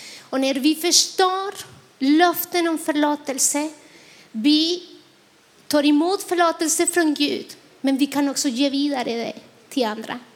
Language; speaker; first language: Swedish; non-native, fluent; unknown